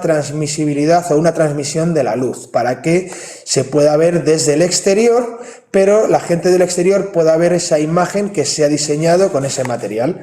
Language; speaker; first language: Spanish; native; Spanish